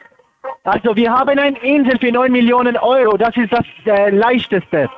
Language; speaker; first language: German; non-native, fluent; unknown